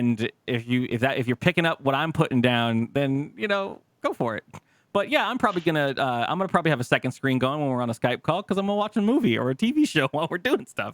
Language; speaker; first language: English; native; English